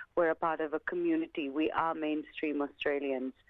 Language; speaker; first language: English; early bilingual, other home language; Punjabi